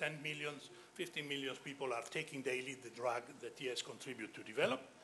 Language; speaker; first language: English; non-native, fluent; Italian